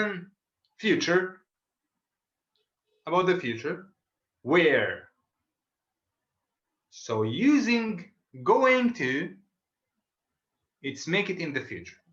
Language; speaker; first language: English; non-native, learner; Arabic